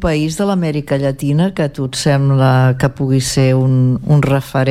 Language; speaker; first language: Catalan; native; Catalan